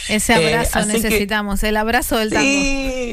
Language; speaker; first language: Spanish; native; Spanish